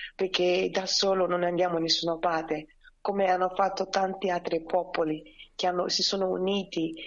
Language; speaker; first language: Italian; non-native, fluent; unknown